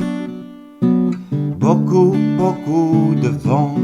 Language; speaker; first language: French; non-native, local second language; Kabyle